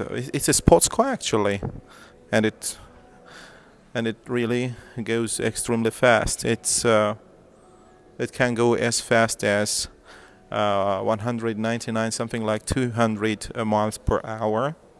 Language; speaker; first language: English; non-native, fluent; Russian